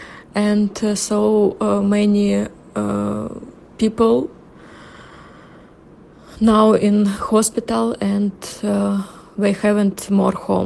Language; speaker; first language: English; non-native, learner; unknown